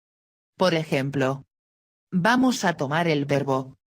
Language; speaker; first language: Spanish; non-native, fluent; Dutch